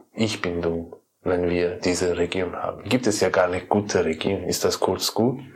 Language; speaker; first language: German; non-native, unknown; Persian